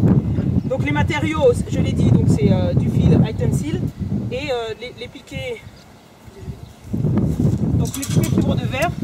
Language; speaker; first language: French; native; French